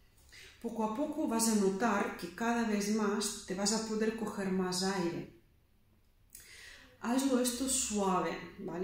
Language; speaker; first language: Spanish; non-native, fluent; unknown